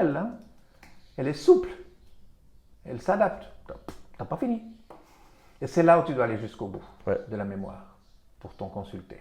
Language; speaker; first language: French; native; French